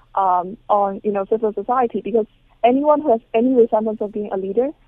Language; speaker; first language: English; non-native, local second language; Cantonese